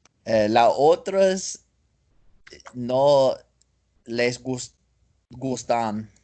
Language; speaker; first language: Spanish; non-native, learner; English